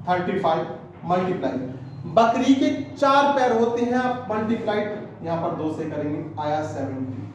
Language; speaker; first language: Hindi; native; Hindi